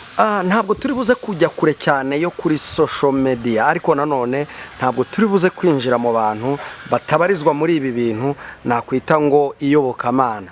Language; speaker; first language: Kinyarwanda; native; Kinyarwanda